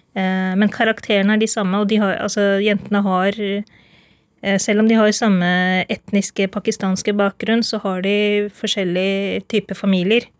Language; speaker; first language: Norwegian; early bilingual, other home language; Urdu